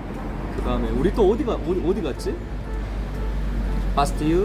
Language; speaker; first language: Korean; non-native, fluent; Ukrainian